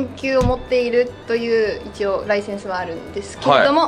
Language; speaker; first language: Japanese; native; Japanese